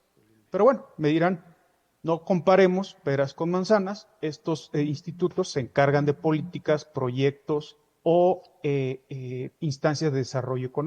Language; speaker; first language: Spanish; native; Spanish